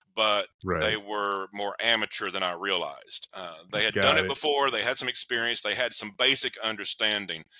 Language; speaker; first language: English; native; English